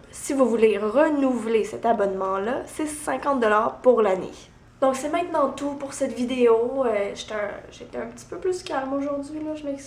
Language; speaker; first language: French; native; French